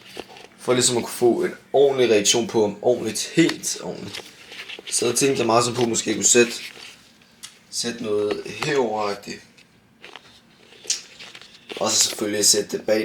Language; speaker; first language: Danish; native; Danish